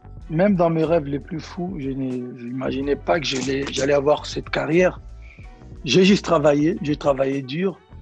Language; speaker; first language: French; non-native, local second language; Lingala